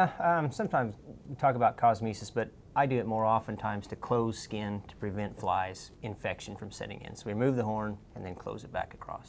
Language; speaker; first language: English; native; English